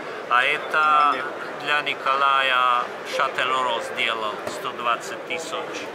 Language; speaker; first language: Russian; non-native, fluent; Slovenian